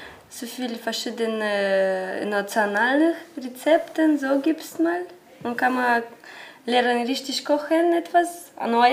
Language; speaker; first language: German; non-native, learner; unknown